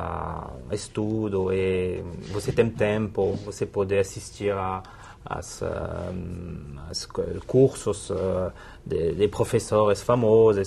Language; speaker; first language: Portuguese; non-native, fluent; French